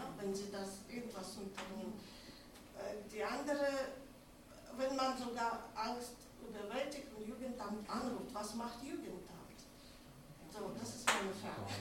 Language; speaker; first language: German; non-native, fluent; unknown